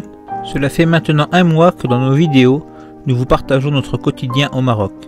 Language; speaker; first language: French; native; French